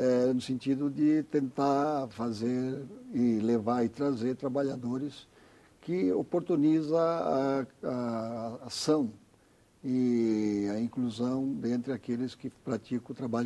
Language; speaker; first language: Portuguese; native; Portuguese